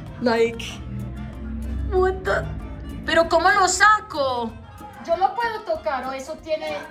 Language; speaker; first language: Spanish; early bilingual, heritage; English